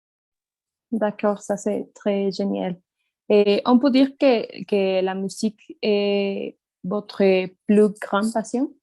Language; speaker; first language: French; non-native, fluent; Spanish